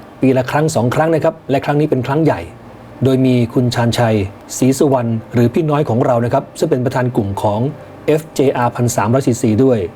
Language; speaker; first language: Thai; native; Thai